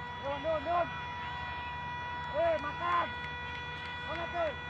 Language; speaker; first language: Indonesian; non-native, learner; Spanish